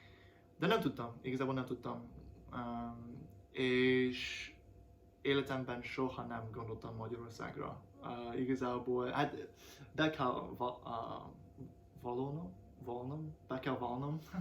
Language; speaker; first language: Hungarian; non-native, fluent; English